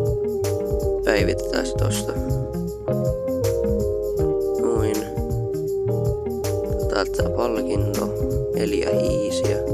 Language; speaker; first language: Finnish; native; Finnish